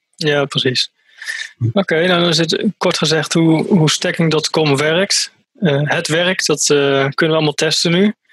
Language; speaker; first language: Dutch; native; Dutch